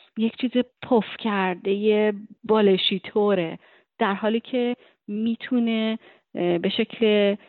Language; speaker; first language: Persian; native; Persian